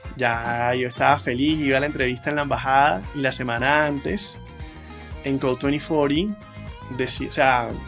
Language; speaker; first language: Spanish; native; Spanish